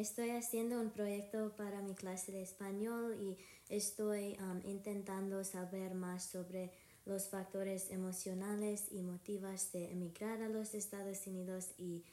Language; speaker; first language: Spanish; non-native, learner; English